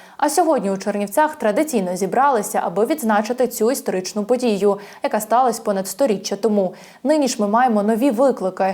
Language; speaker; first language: Ukrainian; native; Ukrainian